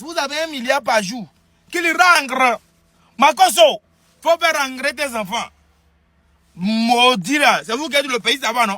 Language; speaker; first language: French; native; French